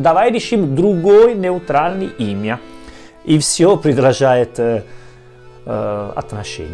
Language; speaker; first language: Russian; non-native, learner; Italian